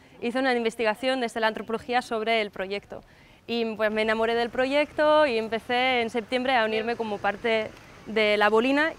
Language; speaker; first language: Spanish; non-native, fluent; German